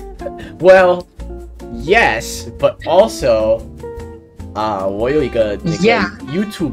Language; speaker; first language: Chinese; non-native, fluent; English